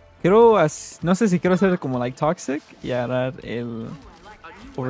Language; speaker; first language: Spanish; early bilingual, heritage; Spanish